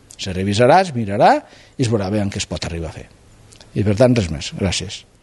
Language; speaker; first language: Catalan; native; Catalan